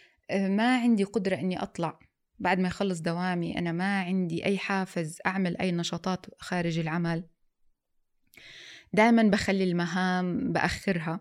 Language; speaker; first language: Arabic; native; Arabic